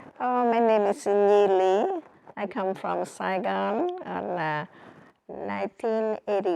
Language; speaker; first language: English; non-native, learner; Vietnamese